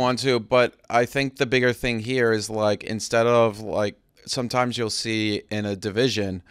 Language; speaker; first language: English; native; English